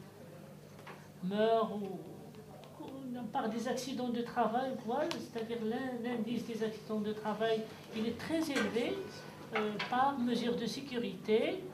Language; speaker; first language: French; non-native, local second language; Arabic